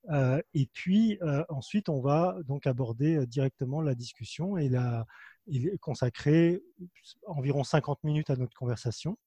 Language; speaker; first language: French; native; French